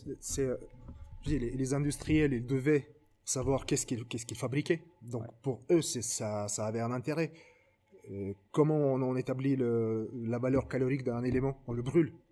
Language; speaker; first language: French; non-native, fluent; Lithuanian